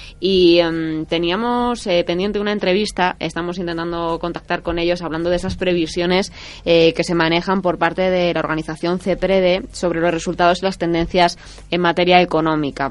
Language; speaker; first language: Spanish; native; Spanish